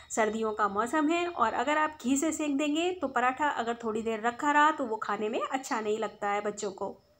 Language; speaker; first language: Hindi; native; Hindi